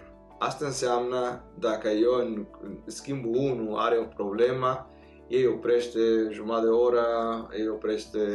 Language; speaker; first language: Romanian; non-native, fluent; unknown